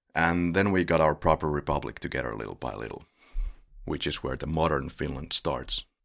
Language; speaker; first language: English; non-native, fluent; Finnish